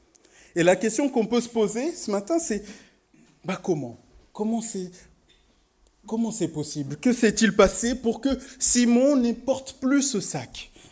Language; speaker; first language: French; native; French